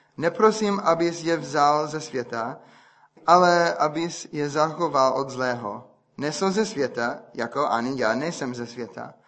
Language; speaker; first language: Czech; non-native, fluent; English